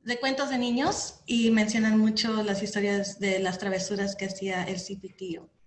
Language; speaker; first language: Spanish; early bilingual, heritage; Spanish